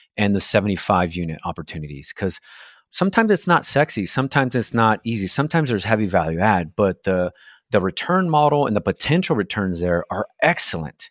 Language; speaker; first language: English; non-native, fluent; Portuguese